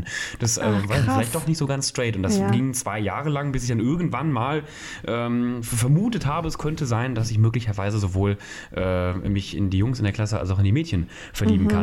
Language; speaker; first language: German; native; German